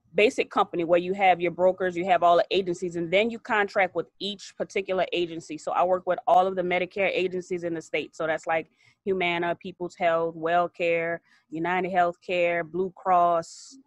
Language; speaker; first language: English; native; English